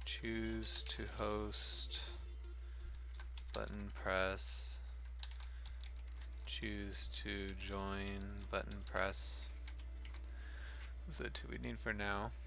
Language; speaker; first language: English; native; English